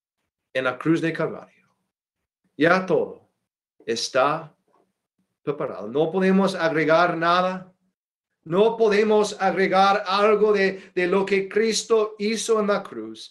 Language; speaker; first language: Spanish; non-native, fluent; English